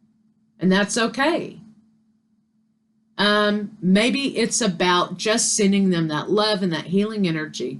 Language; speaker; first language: English; native; English